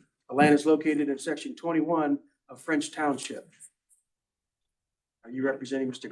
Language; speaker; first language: English; native; English